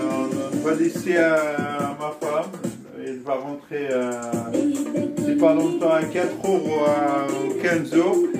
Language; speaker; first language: French; non-native, learner; Arabic